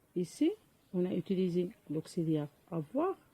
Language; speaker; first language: French; non-native, local second language; Arabic